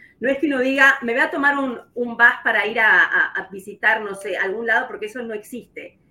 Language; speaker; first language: Spanish; native; Spanish